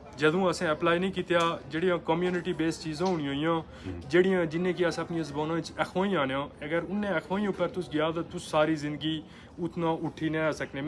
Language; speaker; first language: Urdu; non-native, local second language; Pahari-Potwari